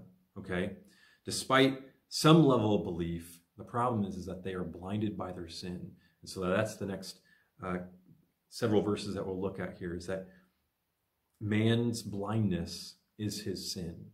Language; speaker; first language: English; native; English